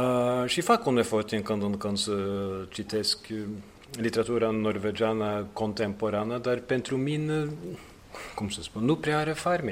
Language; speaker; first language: Romanian; non-native, fluent; Norwegian